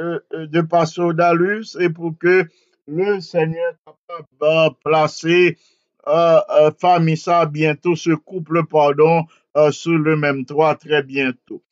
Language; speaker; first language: French; non-native, local second language; Haitian Creole